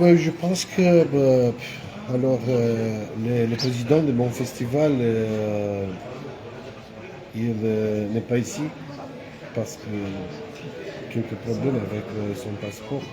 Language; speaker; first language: French; non-native, learner; Romanian